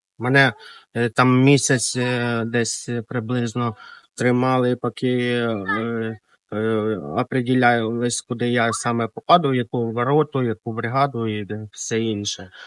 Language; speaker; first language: Ukrainian; native; Ukrainian